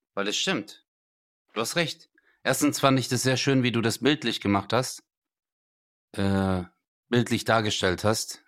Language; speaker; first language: German; early bilingual, other home language; Turkish